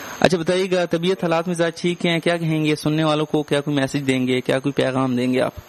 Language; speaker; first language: Urdu; non-native, local second language; Northern Hindko